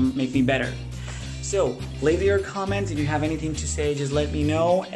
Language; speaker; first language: English; non-native, fluent; Russian